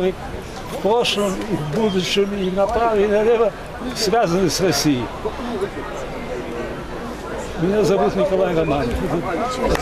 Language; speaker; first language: Russian; early bilingual, heritage; Russian